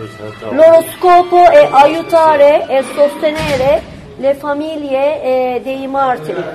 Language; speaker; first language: Italian; non-native, fluent; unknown